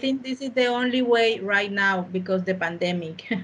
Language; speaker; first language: English; non-native, learner; Spanish